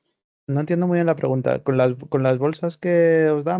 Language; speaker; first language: Spanish; native; Spanish